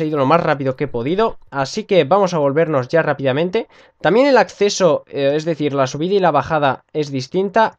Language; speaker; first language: Spanish; native; Spanish